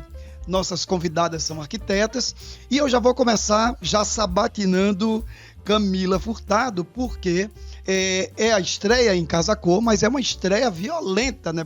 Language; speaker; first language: Portuguese; native; Portuguese